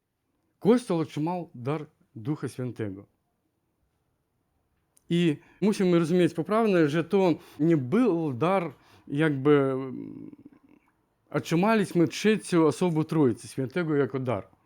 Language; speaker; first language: Polish; non-native, learner; Ukrainian